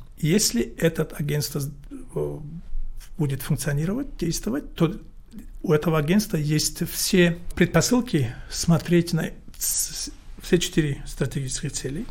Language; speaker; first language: Russian; non-native, local second language; Tajik